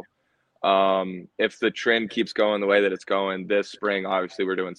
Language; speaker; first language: English; native; English